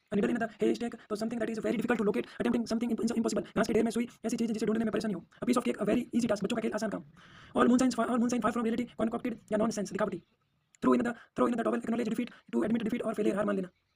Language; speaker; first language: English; non-native, local second language; Hindi